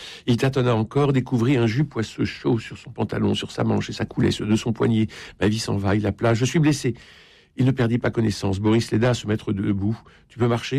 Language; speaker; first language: French; native; French